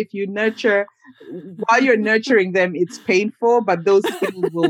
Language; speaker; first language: English; non-native, local second language; Ganda